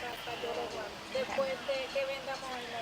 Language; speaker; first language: Spanish; native; Spanish